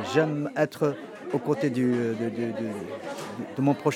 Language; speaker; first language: French; non-native, local second language; Kabyle